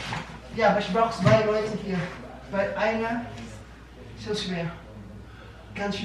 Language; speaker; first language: German; non-native, learner; Filipino